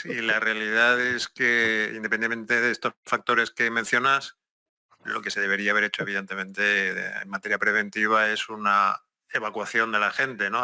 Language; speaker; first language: Spanish; native; Spanish